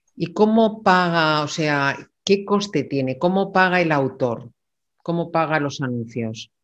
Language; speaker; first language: Spanish; native; Spanish